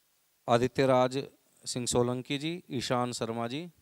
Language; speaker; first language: Hindi; native; Hindi